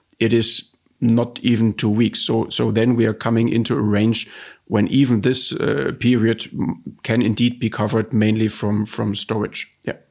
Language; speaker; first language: English; non-native, fluent; German